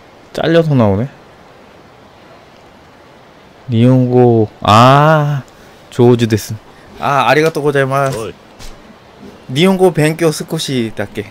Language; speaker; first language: Japanese; non-native, learner; Korean